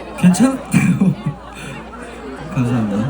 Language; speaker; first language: Korean; early bilingual, heritage; Korean